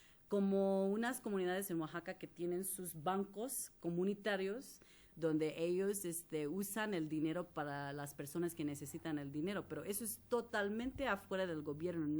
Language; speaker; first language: Spanish; non-native, fluent; English